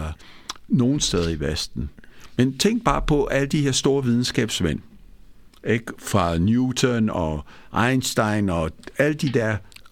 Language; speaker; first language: Danish; early bilingual, other home language; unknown